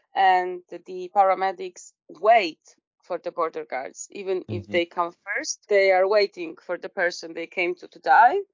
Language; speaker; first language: English; non-native, fluent; Polish